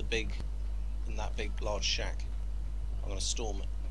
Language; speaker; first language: English; native; English